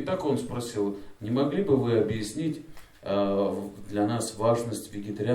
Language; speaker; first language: Russian; native; Russian